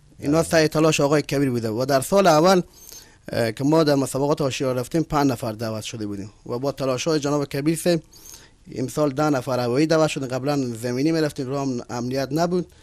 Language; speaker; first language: Persian; native; Persian